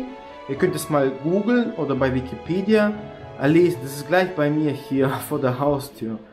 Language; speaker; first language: German; native; German